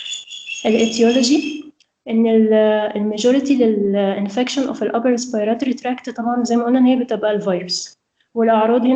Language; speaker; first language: Arabic; native; Arabic